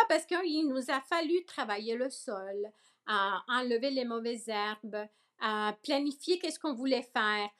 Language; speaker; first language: French; early bilingual, other home language; Spanish